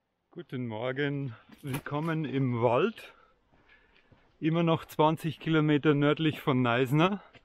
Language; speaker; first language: German; native; German